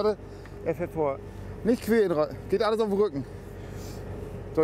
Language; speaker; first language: German; native; German